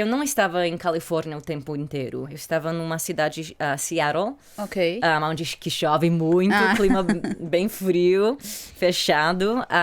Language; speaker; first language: Portuguese; early bilingual, heritage; English